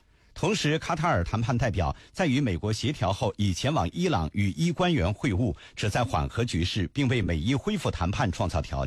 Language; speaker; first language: Chinese; native; Chinese